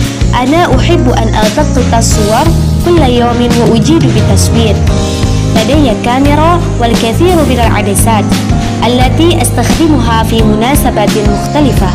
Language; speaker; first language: Arabic; non-native, learner; Indonesian